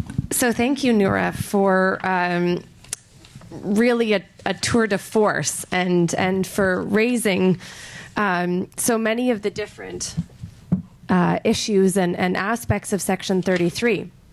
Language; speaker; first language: English; native; English